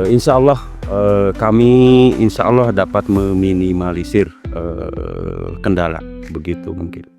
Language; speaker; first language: Indonesian; non-native, local second language; Sundanese